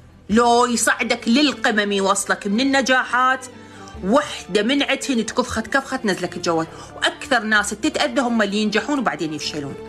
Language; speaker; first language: Arabic; native; Arabic